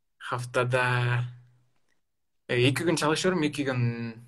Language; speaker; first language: Turkish; non-native, learner; Kyrgyz